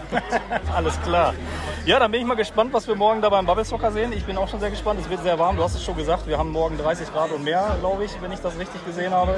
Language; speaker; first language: German; native; German